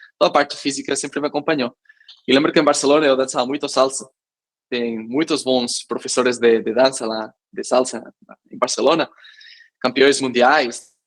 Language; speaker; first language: Portuguese; non-native, fluent; Catalan